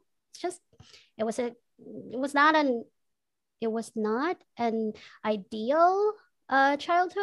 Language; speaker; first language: English; non-native, local second language; Filipino